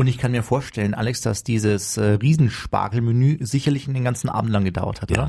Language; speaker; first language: German; native; German